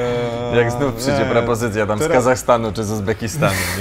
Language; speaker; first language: Polish; native; Polish